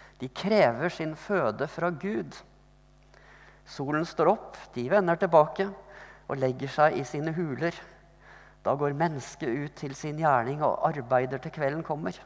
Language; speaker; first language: Norwegian; native; Norwegian